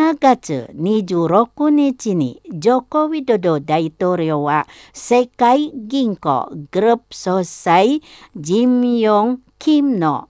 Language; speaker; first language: Japanese; non-native, fluent; Indonesian